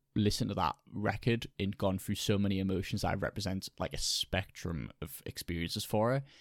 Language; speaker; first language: English; native; English